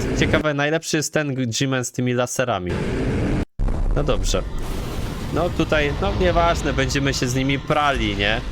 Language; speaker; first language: Polish; native; Polish